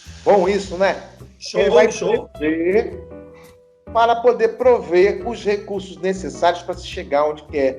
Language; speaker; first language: Portuguese; native; Portuguese